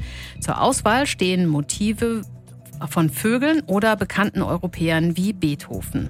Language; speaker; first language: German; native; German